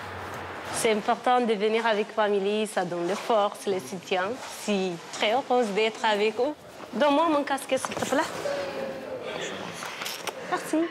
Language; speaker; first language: French; non-native, learner; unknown